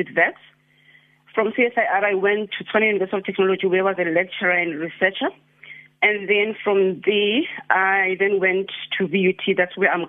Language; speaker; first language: English; non-native, local second language; Xhosa